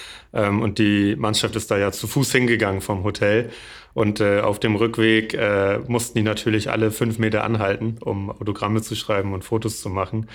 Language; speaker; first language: German; native; German